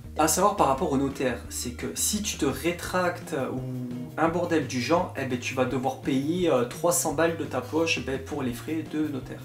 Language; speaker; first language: French; native; French